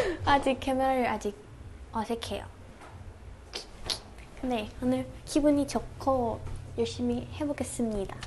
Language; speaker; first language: Korean; non-native, learner; Thai